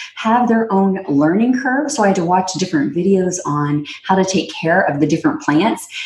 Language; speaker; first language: English; native; English